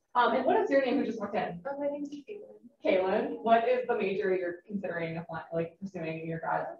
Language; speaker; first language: English; native; English